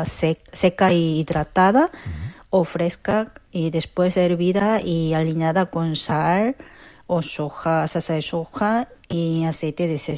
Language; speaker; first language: Spanish; non-native, fluent; Korean